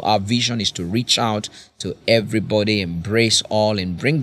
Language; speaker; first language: English; non-native, local second language; Kikuyu